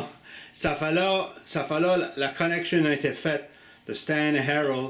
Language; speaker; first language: French; native; French